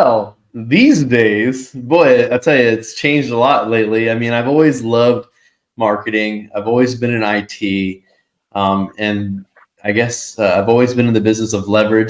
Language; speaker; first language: English; native; English